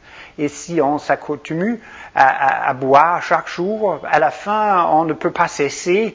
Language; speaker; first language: French; non-native, fluent; Danish